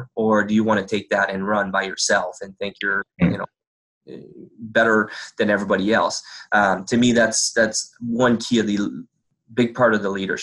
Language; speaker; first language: English; non-native, fluent; French